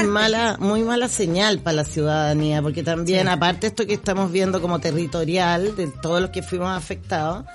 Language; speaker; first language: Spanish; native; Spanish